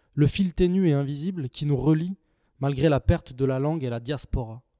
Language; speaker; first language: French; native; French